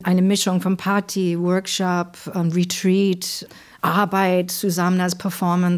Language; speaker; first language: German; non-native, fluent; English